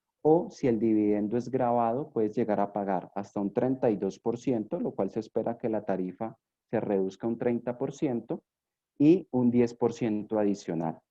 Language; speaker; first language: Spanish; native; Spanish